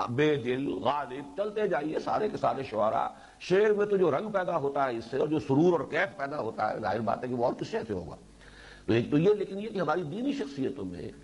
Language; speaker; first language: Urdu; native; Urdu